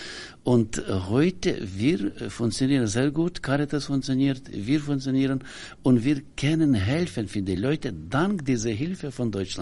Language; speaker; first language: German; non-native, learner; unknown